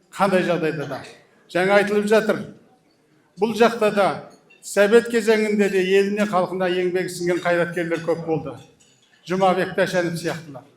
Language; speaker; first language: Kazakh; early bilingual, heritage; Kazakh